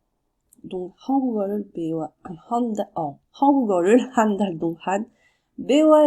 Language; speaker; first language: Korean; non-native, learner; French